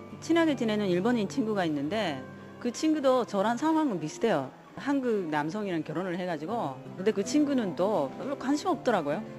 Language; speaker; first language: Korean; early bilingual, heritage; Korean